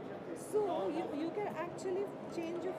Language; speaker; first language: English; non-native, fluent; Persian